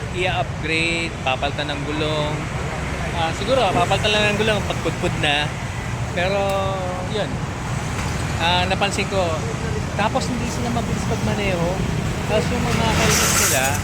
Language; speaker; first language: Filipino; non-native, local second language; Pampanga